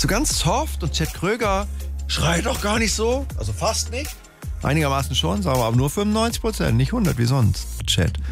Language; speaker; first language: German; native; German